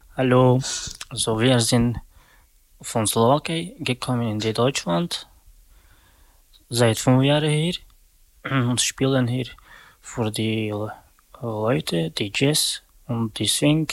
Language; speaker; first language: German; non-native, learner; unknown